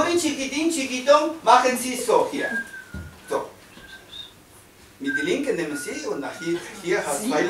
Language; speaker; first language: German; non-native, learner; Spanish